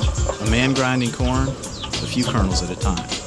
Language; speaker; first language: English; native; English